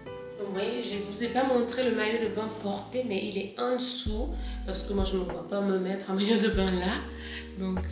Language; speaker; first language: French; native; French